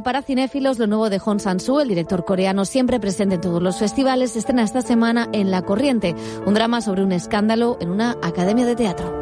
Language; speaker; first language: Spanish; native; Spanish